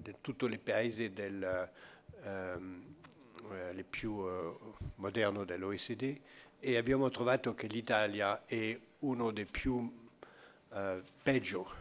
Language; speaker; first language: Italian; non-native, fluent; French